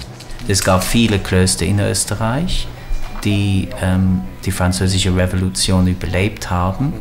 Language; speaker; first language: German; non-native, fluent; English